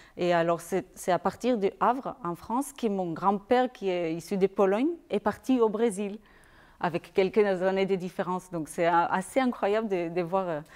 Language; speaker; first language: French; non-native, fluent; Spanish